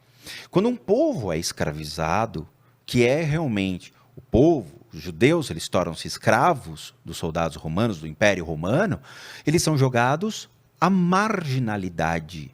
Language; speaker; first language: Portuguese; native; Portuguese